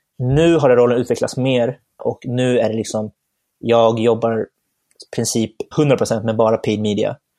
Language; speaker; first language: Swedish; early bilingual, other home language; Bangla